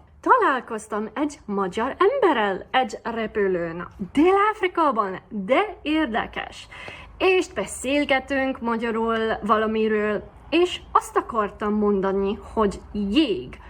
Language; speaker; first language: Hungarian; non-native, learner; Afrikaans